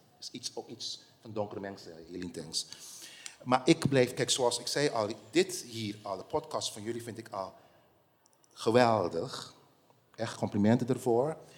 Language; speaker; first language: Dutch; non-native, local second language; Papiamento